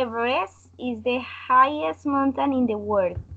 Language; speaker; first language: English; non-native, learner; Spanish